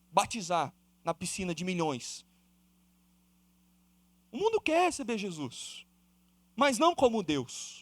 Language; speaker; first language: Portuguese; native; Portuguese